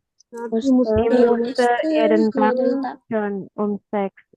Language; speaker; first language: German; non-native, learner; Indonesian